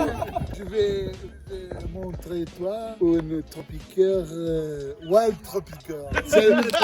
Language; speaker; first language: French; non-native, learner; Portuguese